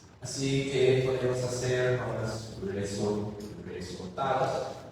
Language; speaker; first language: Spanish; non-native, learner; English